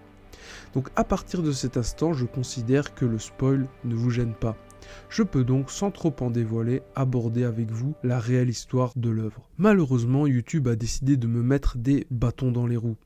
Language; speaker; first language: French; native; French